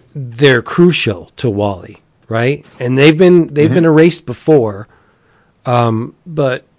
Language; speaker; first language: English; native; English